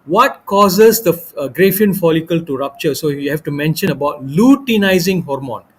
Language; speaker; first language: English; non-native, local second language; Malay